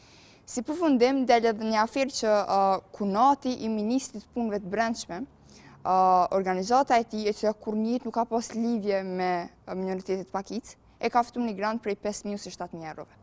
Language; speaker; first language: Albanian; native; Albanian